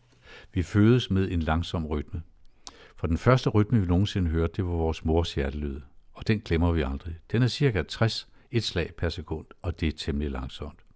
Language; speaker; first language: Danish; native; Danish